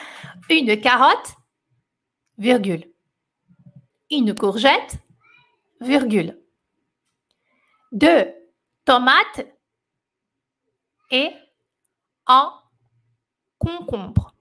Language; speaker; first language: French; non-native, fluent; Portuguese